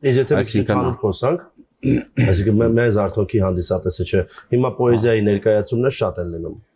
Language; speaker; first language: Armenian; native; Armenian